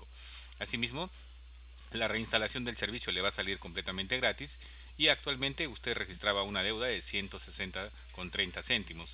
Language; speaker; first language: Spanish; native; Spanish